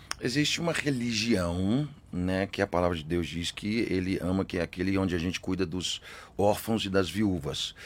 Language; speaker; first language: Portuguese; early bilingual, other home language; English